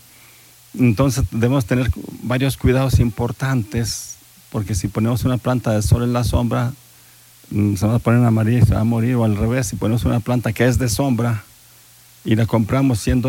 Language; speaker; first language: Spanish; native; Spanish